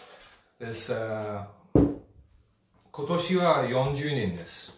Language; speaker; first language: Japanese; non-native, learner; English